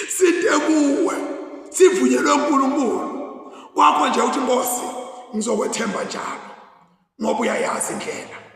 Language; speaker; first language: Zulu; non-native, local second language; Swati